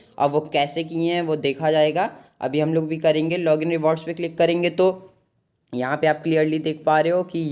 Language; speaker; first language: Hindi; native; Hindi